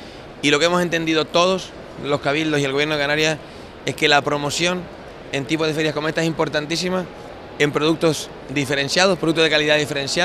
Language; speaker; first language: Spanish; native; Spanish